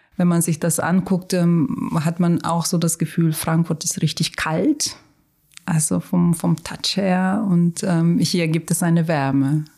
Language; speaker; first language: German; non-native, fluent; Turkish